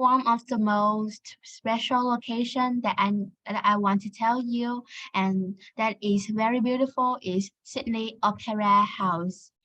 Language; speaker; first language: English; non-native, learner; Vietnamese